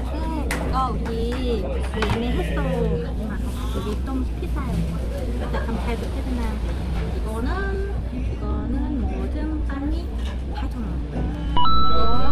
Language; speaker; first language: Korean; non-native, learner; Vietnamese